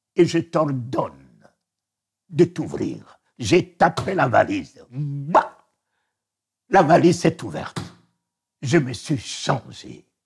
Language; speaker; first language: French; non-native, local second language; Sango